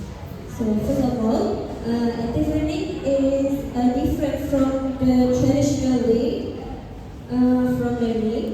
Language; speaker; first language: English; non-native, learner; Malay